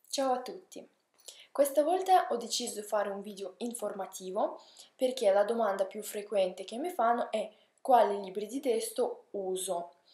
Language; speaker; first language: Italian; non-native, fluent; Russian